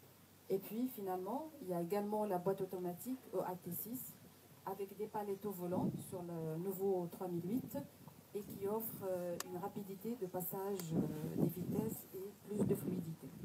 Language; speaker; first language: French; non-native, local second language; Arabic